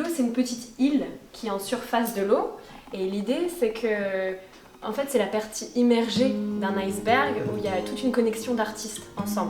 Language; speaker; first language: French; native; French